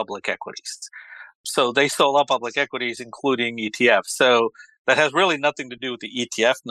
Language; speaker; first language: English; native; English